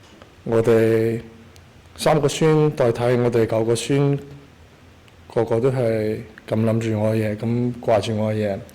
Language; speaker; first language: Cantonese; early bilingual, heritage; Cantonese